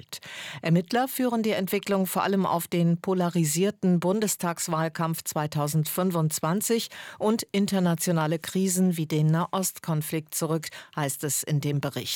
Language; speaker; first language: German; native; German